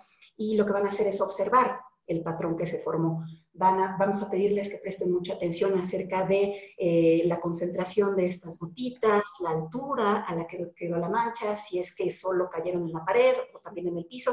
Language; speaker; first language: Spanish; native; Spanish